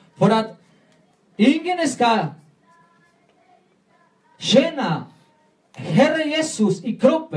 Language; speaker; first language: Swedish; non-native, learner; Spanish